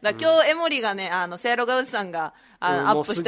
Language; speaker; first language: Japanese; native; Japanese